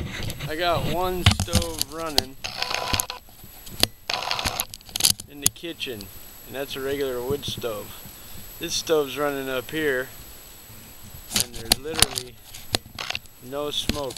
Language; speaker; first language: English; native; English